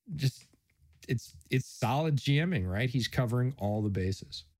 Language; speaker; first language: English; native; English